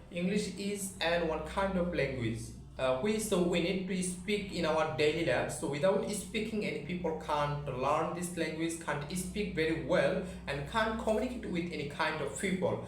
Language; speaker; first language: English; non-native, local second language; Bangla